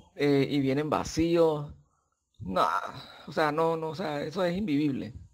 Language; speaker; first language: Spanish; native; Spanish